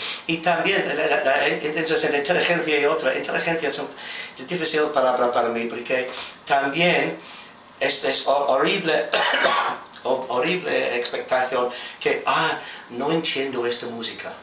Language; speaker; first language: Spanish; non-native, fluent; English